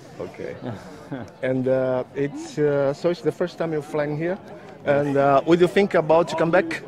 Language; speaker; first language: English; non-native, learner; French